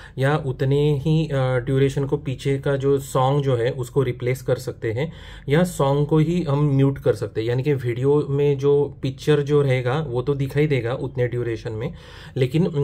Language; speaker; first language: Hindi; non-native, local second language; Marathi